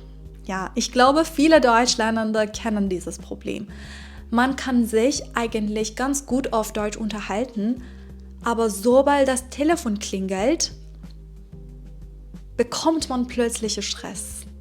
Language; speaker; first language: German; non-native, fluent; Persian